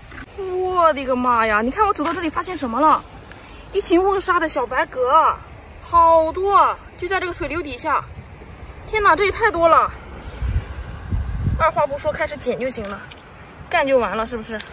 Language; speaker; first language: Chinese; native; Chinese